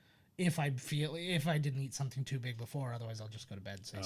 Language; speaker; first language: English; native; English